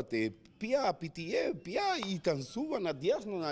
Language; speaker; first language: Bulgarian; non-native, learner; Spanish